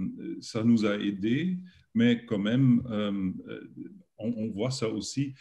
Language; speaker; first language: French; non-native, learner; German